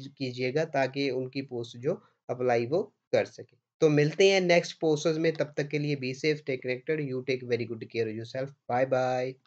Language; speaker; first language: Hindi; non-native, local second language; Punjabi